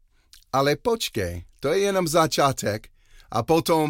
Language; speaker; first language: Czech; non-native, learner; English